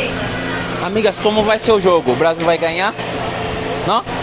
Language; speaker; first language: Portuguese; non-native, learner; Haitian Creole